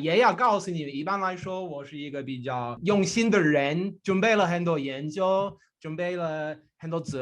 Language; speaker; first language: Chinese; non-native, fluent; English